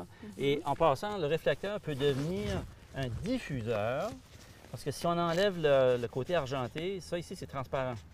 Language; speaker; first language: French; native; French